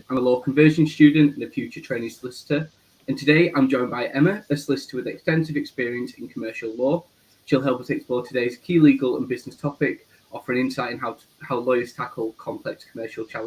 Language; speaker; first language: English; native; English